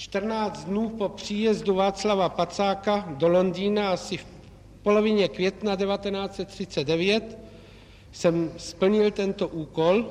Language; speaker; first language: Czech; native; Czech